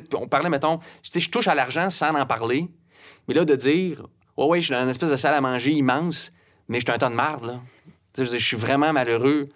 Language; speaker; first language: French; native; French